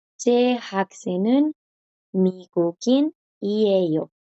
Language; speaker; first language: Korean; non-native, fluent; Spanish